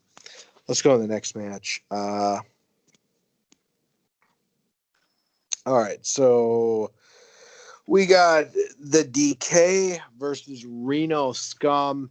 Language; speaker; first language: English; native; English